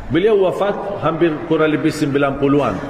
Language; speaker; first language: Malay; non-native, fluent; Arabic